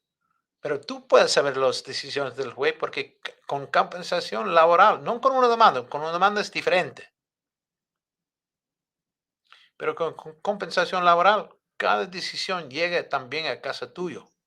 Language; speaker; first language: Spanish; non-native, fluent; Italian